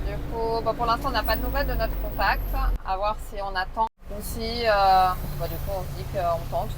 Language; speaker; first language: French; native; French